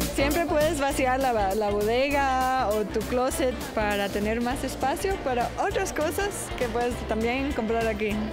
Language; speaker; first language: Spanish; non-native, fluent; German